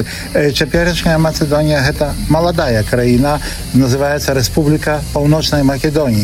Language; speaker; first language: Polish; non-native, learner; Belarusian